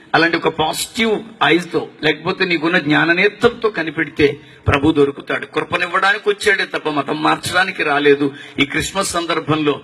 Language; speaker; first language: Telugu; non-native, local second language; Tamil